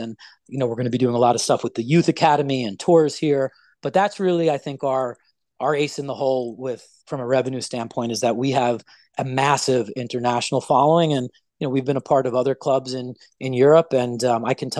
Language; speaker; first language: English; native; English